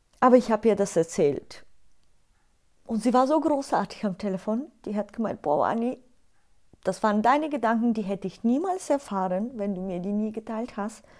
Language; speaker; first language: German; non-native, fluent; Bulgarian